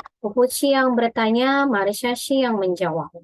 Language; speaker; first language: Indonesian; native; Indonesian